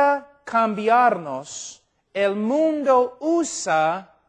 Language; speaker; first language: Spanish; non-native, fluent; English